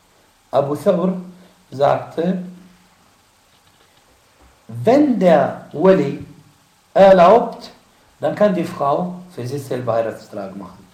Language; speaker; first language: German; non-native, fluent; Arabic